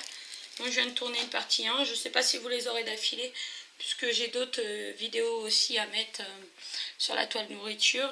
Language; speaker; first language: French; native; French